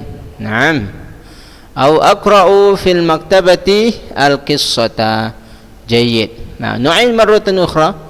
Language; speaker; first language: Arabic; non-native, fluent; Indonesian